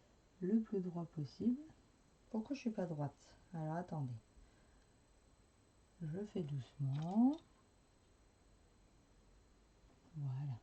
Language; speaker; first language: French; native; French